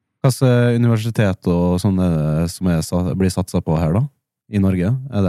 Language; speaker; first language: Norwegian; native; Norwegian